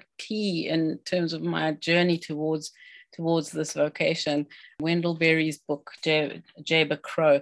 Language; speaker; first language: English; native; English